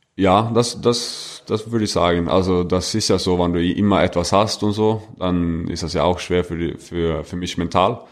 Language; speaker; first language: German; non-native, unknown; Norwegian